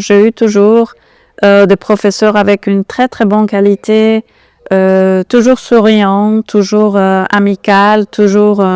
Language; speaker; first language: French; non-native, fluent; Spanish